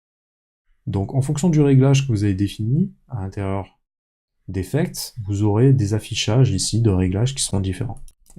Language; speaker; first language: French; native; French